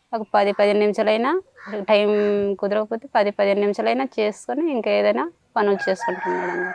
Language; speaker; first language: Telugu; native; Telugu